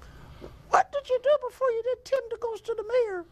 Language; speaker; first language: English; native; English